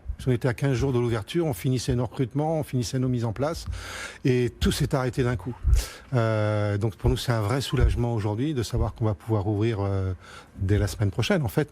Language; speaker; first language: French; native; French